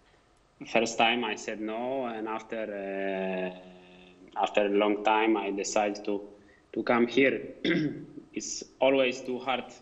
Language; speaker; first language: English; non-native, fluent; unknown